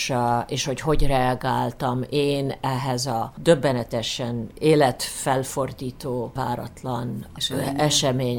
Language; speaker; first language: Hungarian; early bilingual, heritage; Hungarian